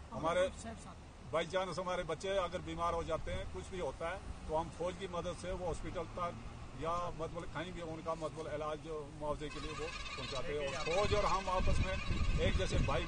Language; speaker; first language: Urdu; non-native, local second language; Kashmiri